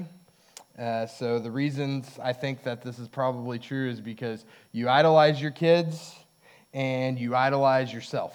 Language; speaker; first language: English; native; English